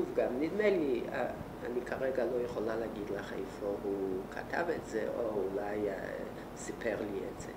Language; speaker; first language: Hebrew; non-native, fluent; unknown